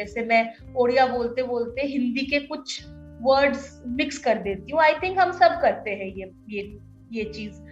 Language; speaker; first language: Hindi; non-native, local second language; Odia